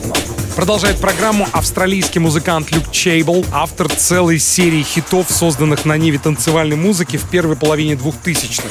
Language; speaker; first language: Russian; native; Russian